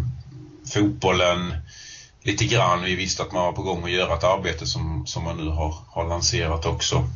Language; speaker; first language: Swedish; native; Swedish